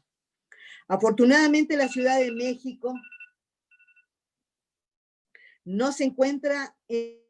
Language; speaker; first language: Spanish; native; Spanish